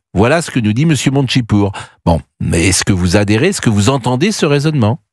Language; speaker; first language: French; native; French